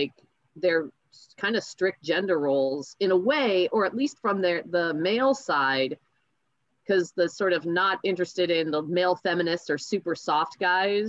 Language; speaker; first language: English; native; English